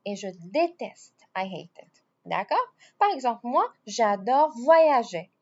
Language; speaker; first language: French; non-native, fluent; Arabic